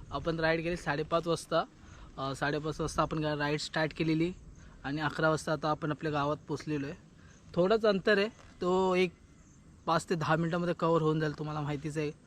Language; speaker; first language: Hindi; non-native, local second language; Marathi